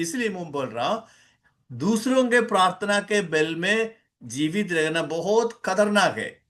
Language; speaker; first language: Hindi; non-native, local second language; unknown